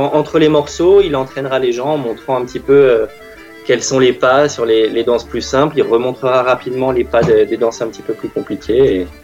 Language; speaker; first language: French; native; French